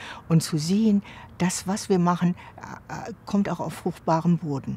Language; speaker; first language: German; native; German